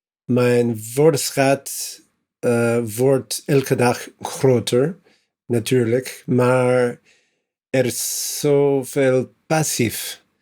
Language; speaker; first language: Dutch; non-native, learner; English